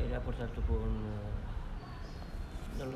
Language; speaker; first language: Italian; non-native, fluent; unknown